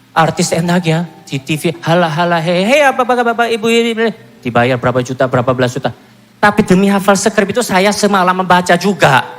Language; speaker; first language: Indonesian; non-native, fluent; Korean